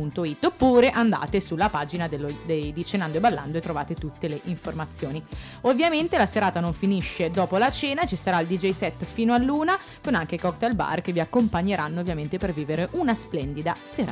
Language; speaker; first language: Italian; native; Italian